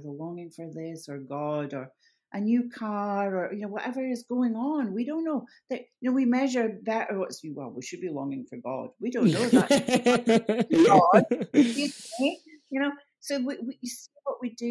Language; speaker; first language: English; native; English